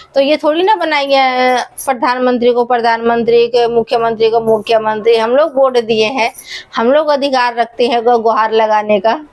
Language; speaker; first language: Hindi; native; Hindi